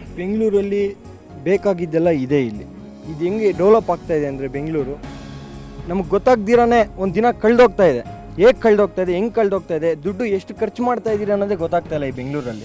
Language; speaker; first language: Kannada; native; Kannada